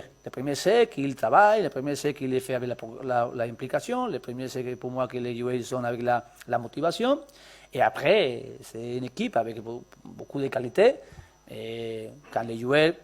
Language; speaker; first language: French; non-native, learner; Spanish